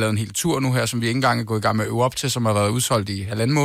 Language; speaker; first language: Danish; native; Danish